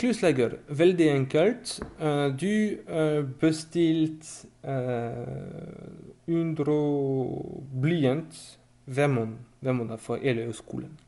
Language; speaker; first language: Norwegian; non-native, learner; French